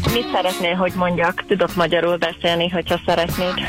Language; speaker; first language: Hungarian; early bilingual, heritage; Hungarian